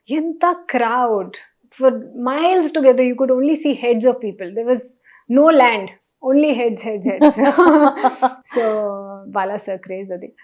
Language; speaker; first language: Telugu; non-native, learner; Hindi